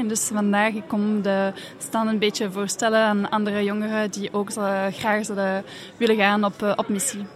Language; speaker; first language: Dutch; non-native, fluent; French